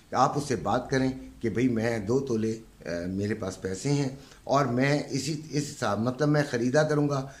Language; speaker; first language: Urdu; native; Urdu